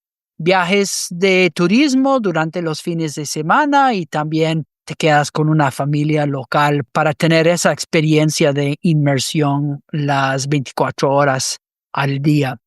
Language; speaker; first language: Spanish; non-native, fluent; English